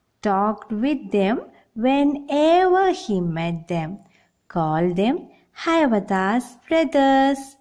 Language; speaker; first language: English; non-native, local second language; Malayalam